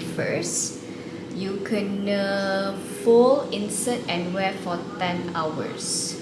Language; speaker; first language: English; non-native, local second language; Malay